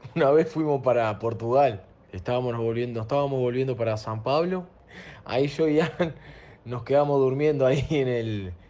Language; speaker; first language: Spanish; non-native, fluent; Portuguese